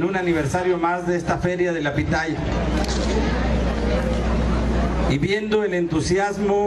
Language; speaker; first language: Spanish; native; Spanish